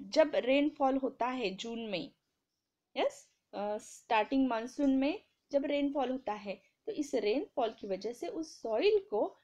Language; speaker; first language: Hindi; non-native, local second language; Marathi